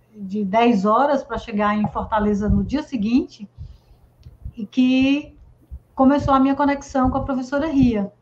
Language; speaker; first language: Portuguese; native; Portuguese